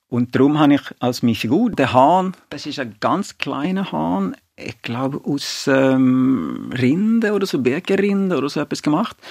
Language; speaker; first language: German; non-native, fluent; Swedish